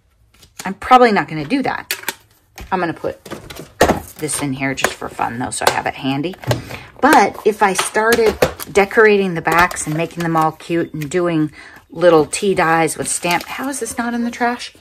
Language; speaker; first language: English; native; English